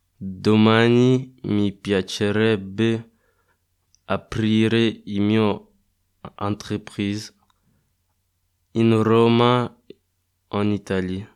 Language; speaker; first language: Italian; non-native, learner; Lingala